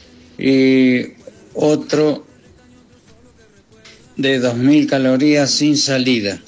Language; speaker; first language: Spanish; native; Spanish